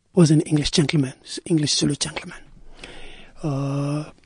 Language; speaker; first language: English; non-native, local second language; Zulu